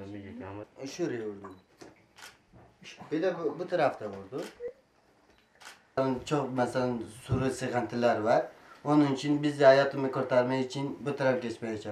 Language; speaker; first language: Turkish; non-native, learner; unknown